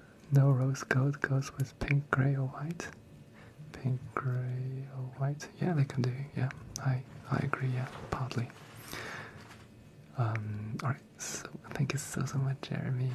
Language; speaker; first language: English; non-native, fluent; Chinese